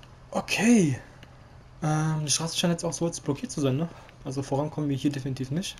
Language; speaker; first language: German; native; German